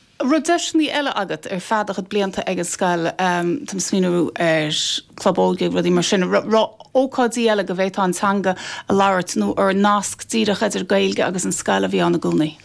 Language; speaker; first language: Irish; native; Irish